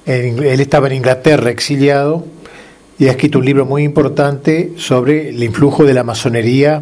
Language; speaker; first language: Spanish; native; Spanish